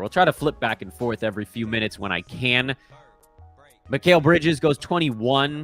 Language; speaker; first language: English; native; English